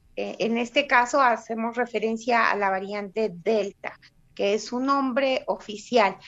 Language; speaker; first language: Spanish; non-native, fluent; Russian